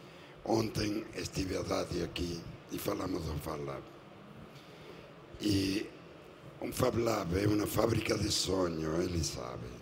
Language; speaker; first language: Portuguese; non-native, fluent; Spanish